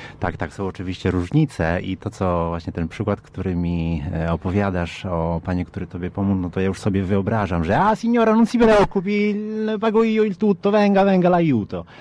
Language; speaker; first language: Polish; non-native, fluent; Italian